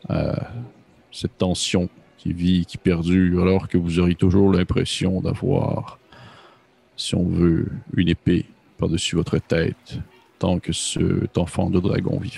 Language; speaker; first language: French; native; French